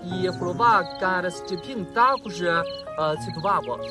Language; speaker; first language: Ukrainian; non-native, fluent; Chinese